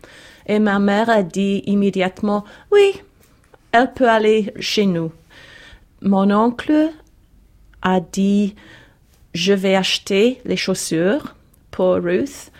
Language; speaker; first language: French; non-native, learner; English